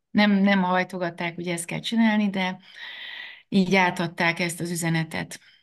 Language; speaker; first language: Hungarian; native; Hungarian